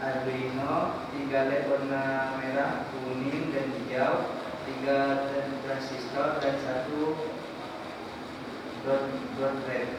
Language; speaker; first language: Indonesian; native; Indonesian